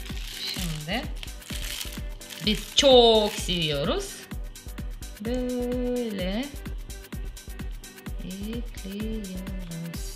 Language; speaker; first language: Turkish; non-native, learner; Russian